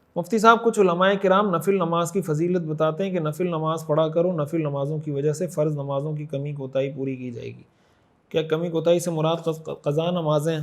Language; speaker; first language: Urdu; native; Urdu